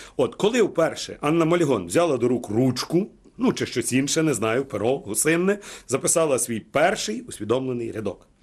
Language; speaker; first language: Ukrainian; native; Ukrainian